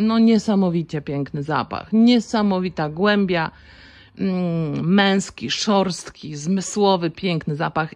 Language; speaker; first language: Polish; native; Polish